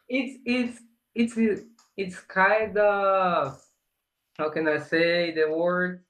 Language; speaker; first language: English; non-native, learner; Portuguese